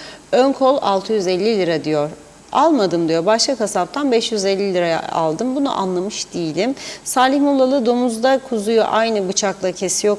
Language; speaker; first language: Turkish; native; Turkish